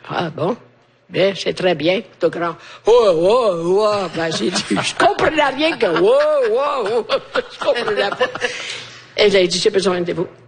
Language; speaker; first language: French; non-native, fluent; Italian